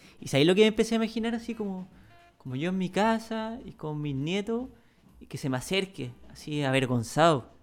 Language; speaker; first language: Spanish; native; Spanish